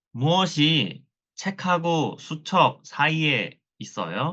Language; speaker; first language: Korean; non-native, fluent; Thai